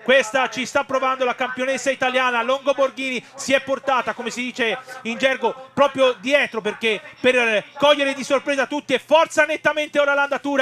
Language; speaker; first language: Italian; native; Italian